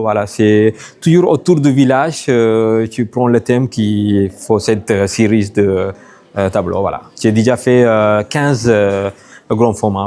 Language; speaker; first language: French; non-native, learner; Tamil